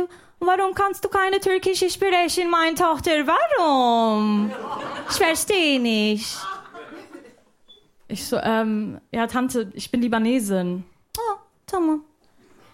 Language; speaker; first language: German; early bilingual, other home language; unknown